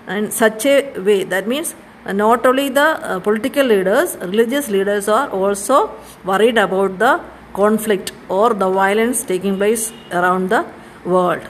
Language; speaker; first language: English; non-native, local second language; Malayalam